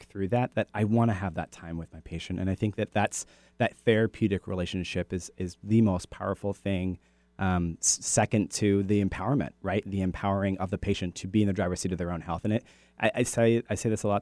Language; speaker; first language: English; native; English